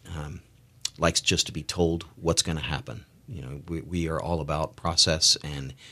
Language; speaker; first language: English; native; English